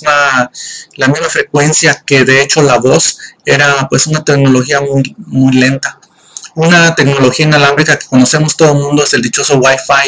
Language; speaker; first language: Spanish; native; Spanish